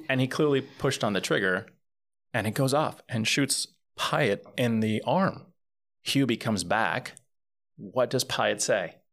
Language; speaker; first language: English; early bilingual, other home language; Spanish